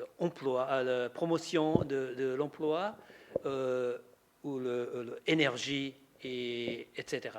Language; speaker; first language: French; non-native, learner; Japanese